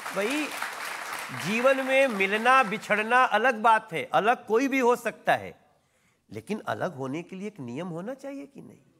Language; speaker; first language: Hindi; native; Hindi